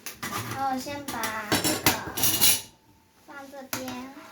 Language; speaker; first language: Chinese; native; Chinese